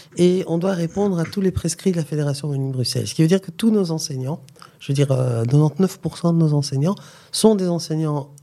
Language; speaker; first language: French; native; French